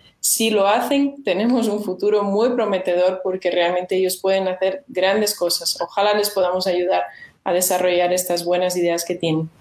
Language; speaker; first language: Spanish; non-native, fluent; Portuguese